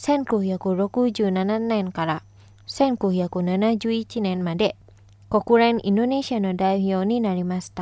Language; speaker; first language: Japanese; non-native, fluent; Indonesian